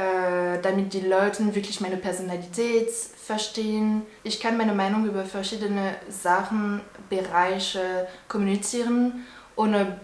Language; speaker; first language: German; non-native, learner; French